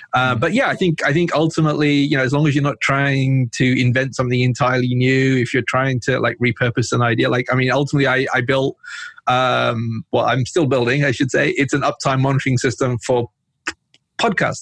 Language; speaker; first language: English; native; English